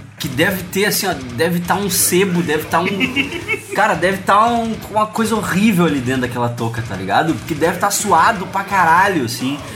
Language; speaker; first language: Portuguese; native; Portuguese